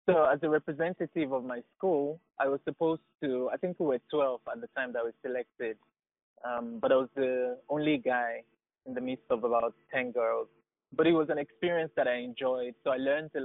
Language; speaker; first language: English; non-native, local second language; Igbo